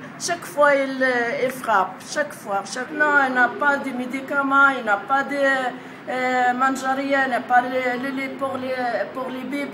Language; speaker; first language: French; non-native, learner; Arabic